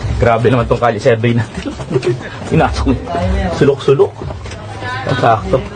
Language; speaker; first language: Filipino; native; Filipino